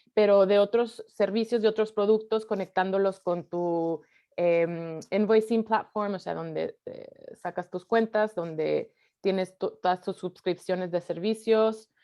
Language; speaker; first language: Spanish; early bilingual, heritage; Spanish